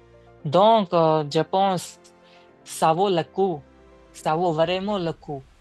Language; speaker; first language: French; non-native, learner; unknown